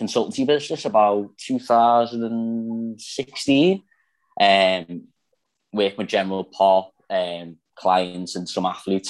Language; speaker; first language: English; native; English